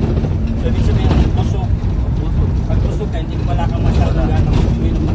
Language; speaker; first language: Filipino; native; Filipino